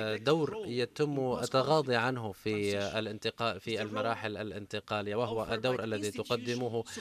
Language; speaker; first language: Arabic; non-native, fluent; Italian